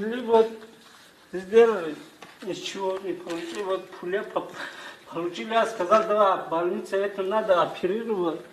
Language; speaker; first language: Russian; non-native, learner; Tajik